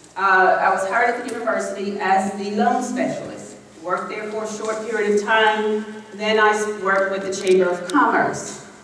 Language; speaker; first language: English; native; English